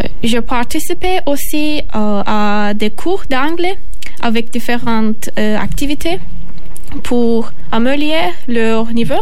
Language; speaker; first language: French; non-native, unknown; Turkish